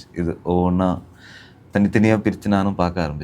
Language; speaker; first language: Tamil; early bilingual, heritage; Tamil